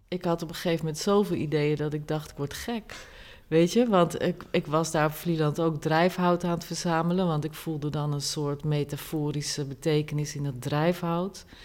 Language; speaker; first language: Dutch; native; Dutch